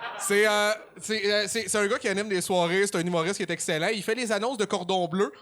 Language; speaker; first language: French; native; French